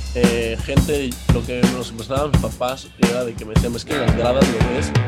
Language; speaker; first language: Spanish; native; Spanish